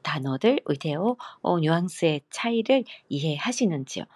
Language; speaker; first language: Korean; non-native, fluent; Japanese